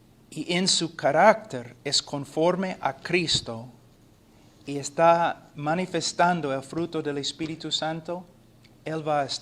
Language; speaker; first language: Spanish; non-native, fluent; English